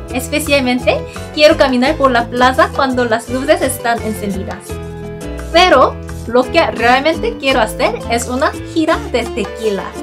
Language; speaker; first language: Spanish; non-native, fluent; Korean